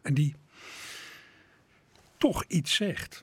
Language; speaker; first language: Dutch; native; Dutch